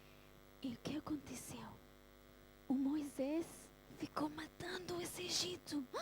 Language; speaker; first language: Portuguese; early bilingual, heritage; Portuguese